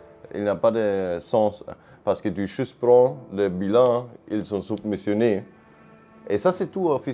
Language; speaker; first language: French; non-native, fluent; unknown